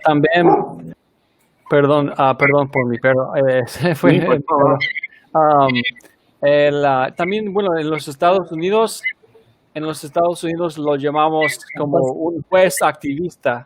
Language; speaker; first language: Spanish; non-native, fluent; English